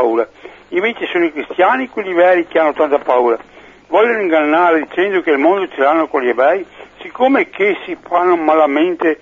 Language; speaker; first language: Italian; non-native, fluent; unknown